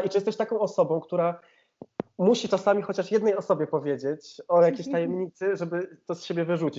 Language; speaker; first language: Polish; native; Polish